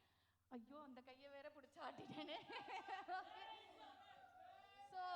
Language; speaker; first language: Tamil; native; Tamil